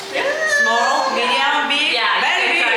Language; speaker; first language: English; non-native, learner; Japanese